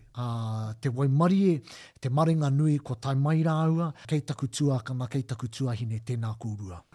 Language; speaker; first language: Māori; non-native, local second language; English